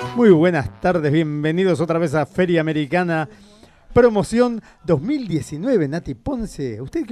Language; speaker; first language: Spanish; native; Spanish